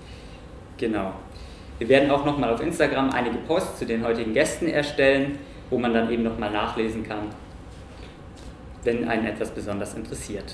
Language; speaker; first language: German; native; German